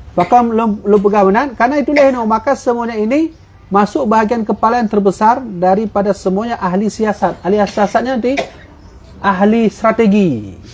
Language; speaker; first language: Malay; non-native, local second language; Achinese